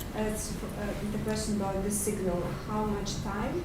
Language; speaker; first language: English; non-native, learner; Ukrainian